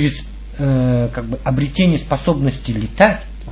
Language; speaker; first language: Russian; native; Russian